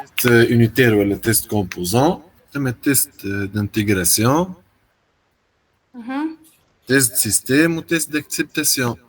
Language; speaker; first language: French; non-native, local second language; Arabic